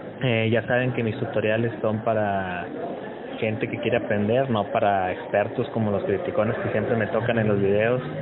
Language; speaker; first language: Spanish; native; Spanish